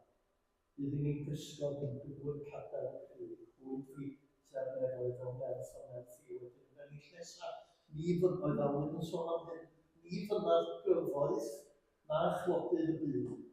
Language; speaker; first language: Welsh; native; Welsh